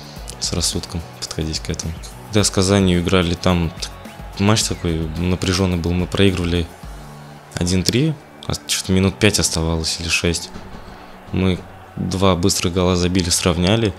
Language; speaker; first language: Russian; native; Russian